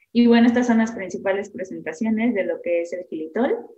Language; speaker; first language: Spanish; native; Spanish